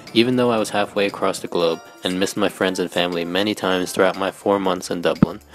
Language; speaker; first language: English; native; English